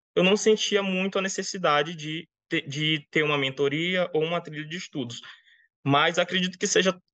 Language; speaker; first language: Portuguese; native; Portuguese